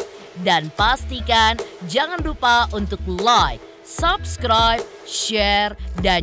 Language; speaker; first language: Indonesian; native; Indonesian